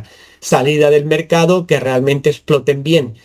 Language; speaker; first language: Spanish; native; Spanish